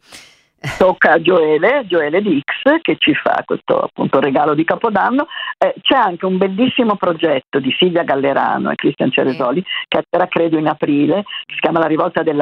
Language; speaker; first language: Italian; native; Italian